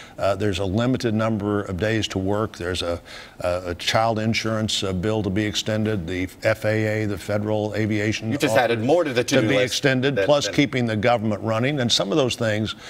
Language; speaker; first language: English; native; English